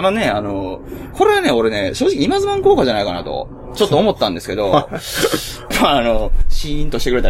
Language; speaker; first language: Japanese; native; Japanese